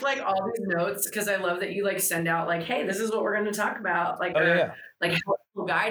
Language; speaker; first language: English; early bilingual, other home language; Greek